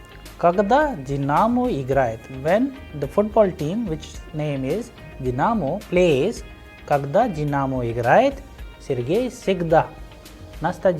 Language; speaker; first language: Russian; non-native, fluent; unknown